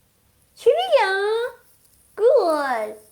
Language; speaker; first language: Arabic; non-native, learner; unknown